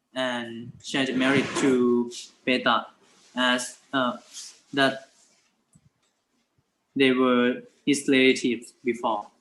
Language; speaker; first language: English; non-native, learner; Thai